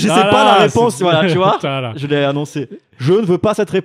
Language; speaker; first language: French; native; French